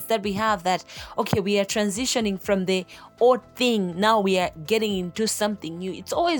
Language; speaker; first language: English; non-native, local second language; Nyanja